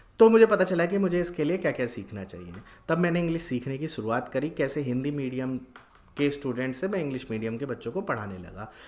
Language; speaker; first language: Hindi; native; Hindi